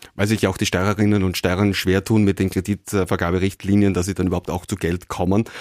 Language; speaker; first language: German; native; German